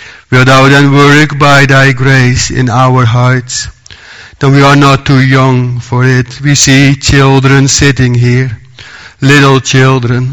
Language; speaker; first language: English; non-native, fluent; Dutch